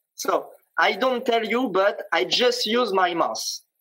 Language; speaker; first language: English; non-native, fluent; French